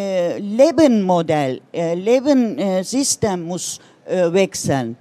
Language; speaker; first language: German; non-native, learner; Turkish